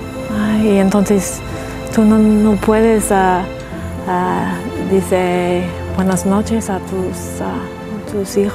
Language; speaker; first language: Spanish; non-native, learner; English